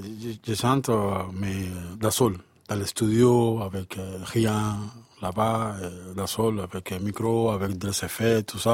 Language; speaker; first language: French; non-native, learner; Spanish